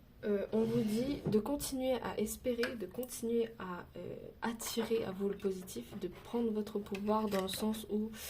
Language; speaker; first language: French; native; French